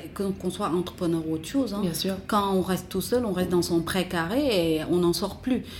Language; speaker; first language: French; non-native, local second language; Wolof